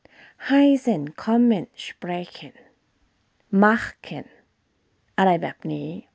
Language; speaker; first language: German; non-native, fluent; Thai